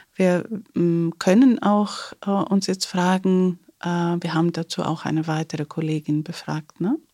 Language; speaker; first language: German; non-native, fluent; Greek